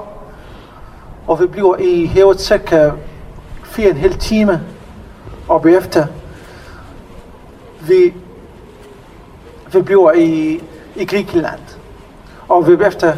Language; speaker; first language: Danish; non-native, learner; Arabic